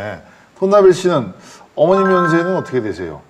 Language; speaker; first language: Korean; native; Korean